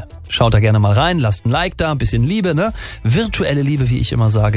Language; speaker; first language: German; native; German